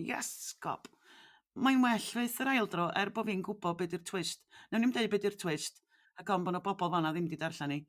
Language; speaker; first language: Welsh; native; Welsh